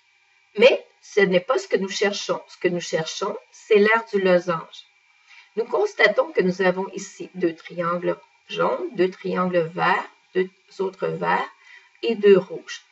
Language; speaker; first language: French; native; French